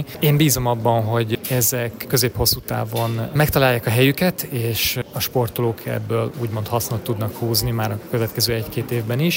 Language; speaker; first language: Hungarian; native; Hungarian